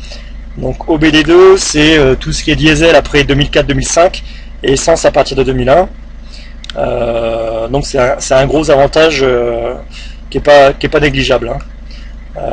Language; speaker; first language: French; native; French